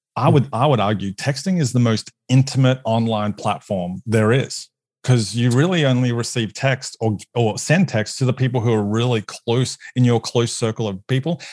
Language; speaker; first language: English; native; English